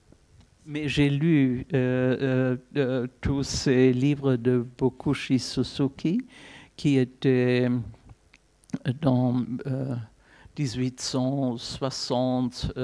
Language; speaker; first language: French; non-native, fluent; German